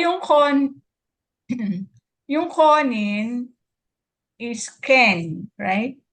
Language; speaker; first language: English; non-native, local second language; Filipino